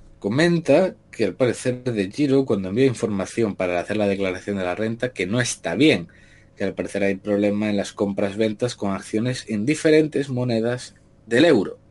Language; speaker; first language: Spanish; native; Spanish